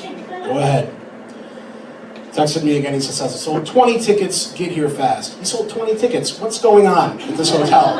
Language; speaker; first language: English; native; English